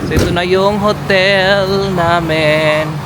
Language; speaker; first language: Filipino; non-native, local second language; Waray